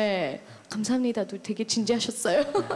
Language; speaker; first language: Korean; early bilingual, heritage; Korean